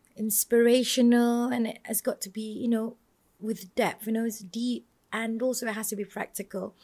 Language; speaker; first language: English; non-native, local second language; Malay